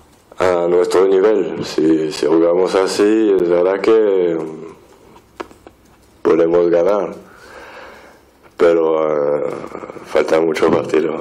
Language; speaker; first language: Spanish; non-native, fluent; French